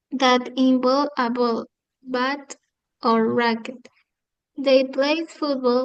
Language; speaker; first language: English; non-native, learner; Spanish